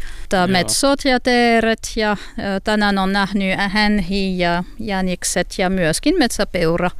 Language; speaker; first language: Finnish; non-native, learner; French